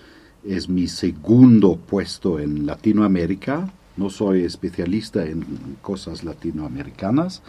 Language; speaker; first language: Spanish; non-native, fluent; German